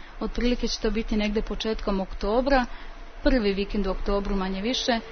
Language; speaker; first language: Serbian; early bilingual, heritage; Serbian